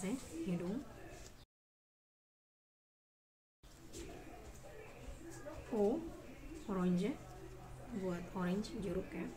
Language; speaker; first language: Indonesian; native; Indonesian